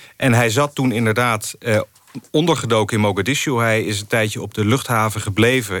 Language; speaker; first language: Dutch; native; Dutch